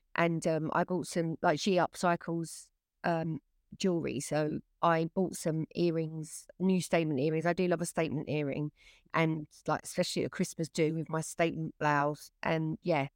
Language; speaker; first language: English; native; English